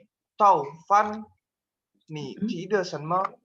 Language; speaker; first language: Chinese; non-native, learner; Indonesian